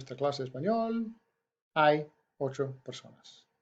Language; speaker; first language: Spanish; non-native, fluent; English